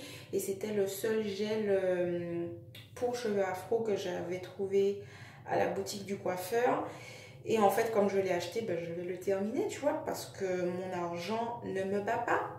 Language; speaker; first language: French; native; French